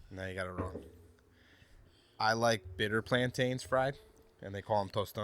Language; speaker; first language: English; native; English